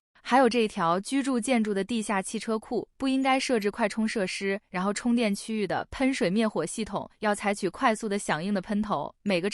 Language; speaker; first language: Chinese; native; Chinese